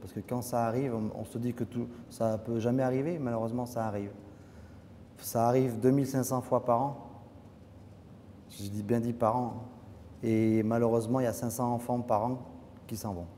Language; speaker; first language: French; native; French